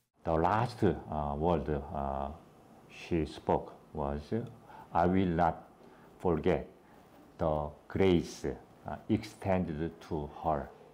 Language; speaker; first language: English; non-native, fluent; Korean